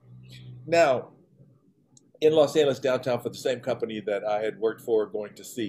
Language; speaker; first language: English; native; English